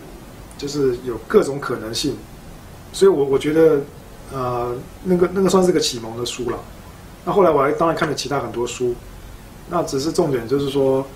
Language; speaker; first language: Chinese; native; Chinese